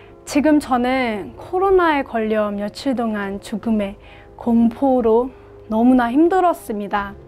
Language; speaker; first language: Korean; non-native, fluent; Burmese